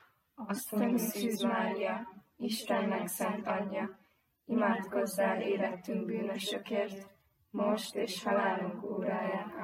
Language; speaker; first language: Hungarian; native; Hungarian